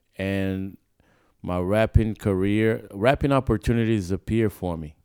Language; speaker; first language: English; non-native, fluent; Portuguese